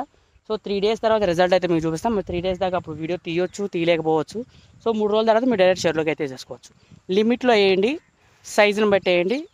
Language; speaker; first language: Telugu; native; Telugu